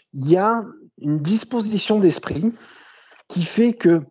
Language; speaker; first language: French; native; French